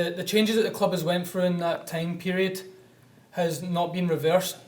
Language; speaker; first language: English; native; English